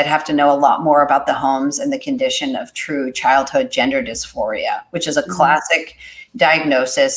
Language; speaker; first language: English; native; English